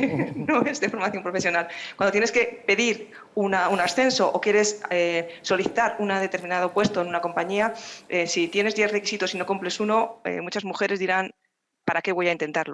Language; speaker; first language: Spanish; native; Spanish